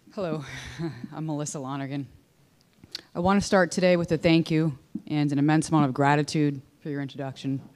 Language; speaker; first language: English; native; English